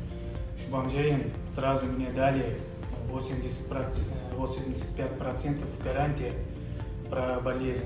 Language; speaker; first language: Russian; non-native, learner; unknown